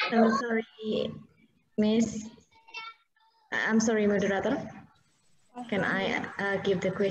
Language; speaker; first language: English; non-native, learner; Indonesian